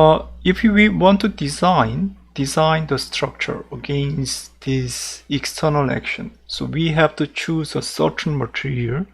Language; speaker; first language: English; non-native, fluent; Korean